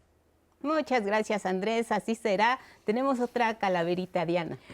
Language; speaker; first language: Spanish; native; Spanish